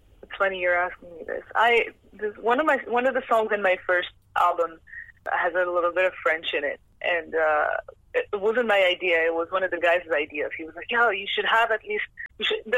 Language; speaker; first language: English; non-native, fluent; French